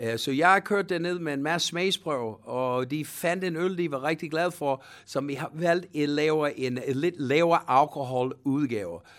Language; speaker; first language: Danish; non-native, fluent; English